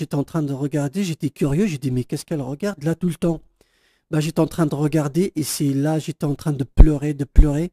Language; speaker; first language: French; non-native, local second language; Kabyle